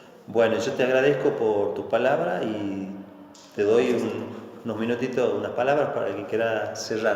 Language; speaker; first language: Spanish; native; Spanish